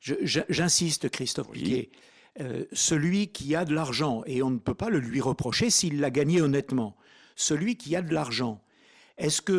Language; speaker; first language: French; native; French